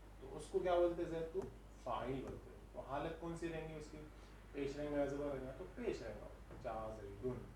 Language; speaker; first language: Urdu; native; Urdu